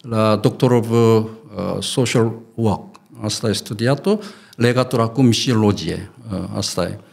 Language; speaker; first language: Romanian; non-native, learner; Korean